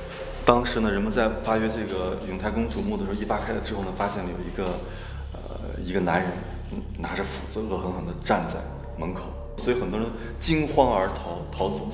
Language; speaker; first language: Chinese; native; Chinese